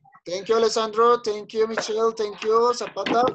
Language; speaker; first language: English; non-native, learner; Spanish